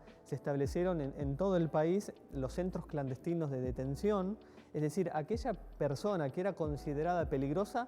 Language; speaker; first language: Spanish; native; Spanish